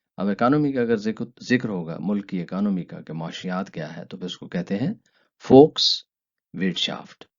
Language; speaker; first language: Urdu; native; Urdu